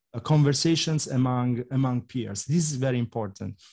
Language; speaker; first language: English; non-native, fluent; Italian